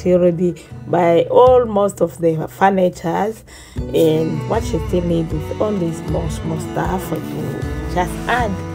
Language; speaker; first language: English; non-native, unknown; Swahili